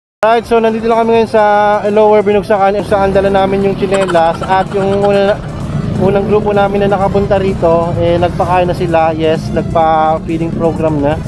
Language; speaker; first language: Filipino; non-native, local second language; Bikol